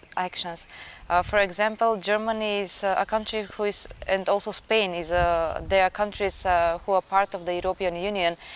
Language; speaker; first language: English; non-native, fluent; Macedonian